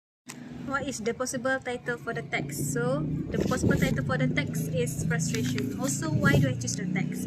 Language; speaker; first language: English; non-native, fluent; Malay